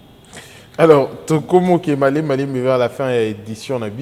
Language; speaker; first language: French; non-native, local second language; Lingala